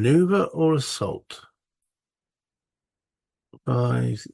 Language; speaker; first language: English; native; English